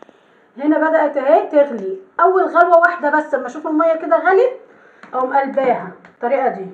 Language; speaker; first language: Arabic; native; Arabic